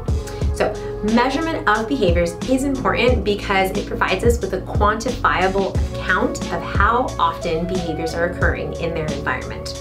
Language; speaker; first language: English; native; English